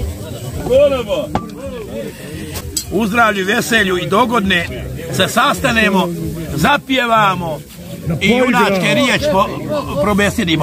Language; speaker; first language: Serbian; native; Serbian